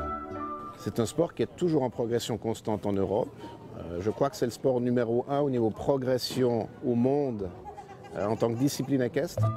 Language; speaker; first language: French; native; French